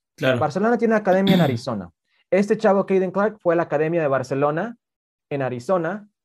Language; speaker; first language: Spanish; early bilingual, heritage; Spanish